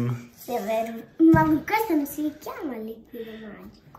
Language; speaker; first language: Italian; early bilingual, heritage; Italian